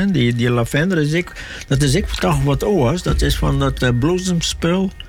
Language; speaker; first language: Dutch; non-native, local second language; Western Frisian